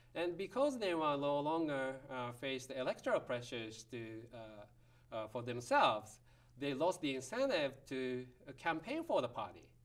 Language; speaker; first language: English; non-native, fluent; Japanese